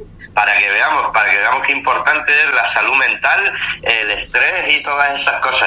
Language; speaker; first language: Spanish; native; Spanish